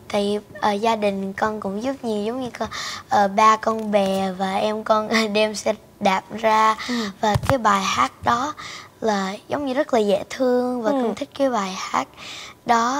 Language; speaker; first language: Vietnamese; early bilingual, heritage; Vietnamese